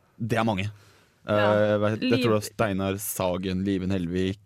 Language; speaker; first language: Norwegian; native; Norwegian